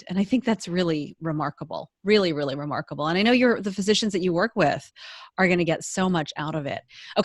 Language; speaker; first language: English; native; English